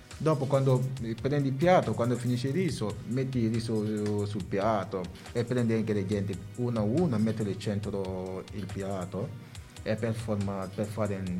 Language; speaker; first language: Italian; non-native, learner; Wolof